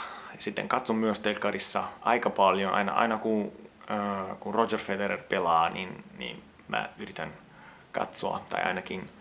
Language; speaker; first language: Finnish; non-native, fluent; Italian